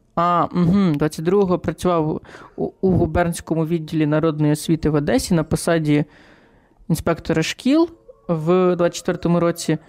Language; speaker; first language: Ukrainian; native; Ukrainian